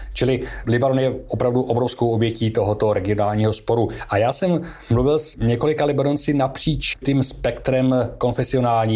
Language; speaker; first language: Czech; native; Czech